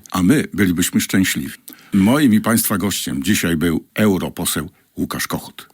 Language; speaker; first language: Polish; native; Polish